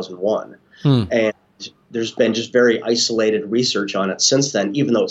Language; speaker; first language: English; native; English